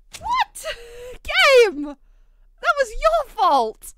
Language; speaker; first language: English; native; English